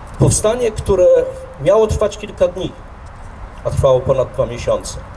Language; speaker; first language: Polish; native; Polish